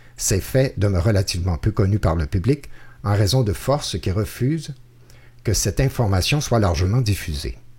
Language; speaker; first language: French; native; French